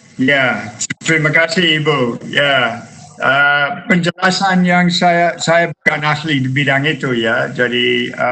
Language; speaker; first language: Indonesian; non-native, fluent; English